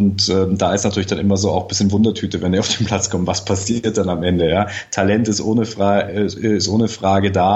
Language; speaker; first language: German; native; German